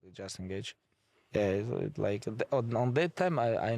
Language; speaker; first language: English; non-native, fluent; Avaric